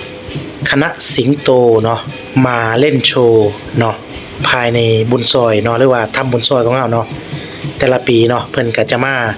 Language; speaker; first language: Thai; non-native, local second language; Lao